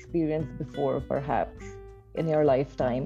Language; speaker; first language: English; non-native, local second language; Hindi